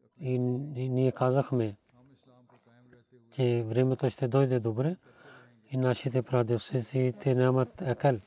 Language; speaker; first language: Bulgarian; non-native, learner; Urdu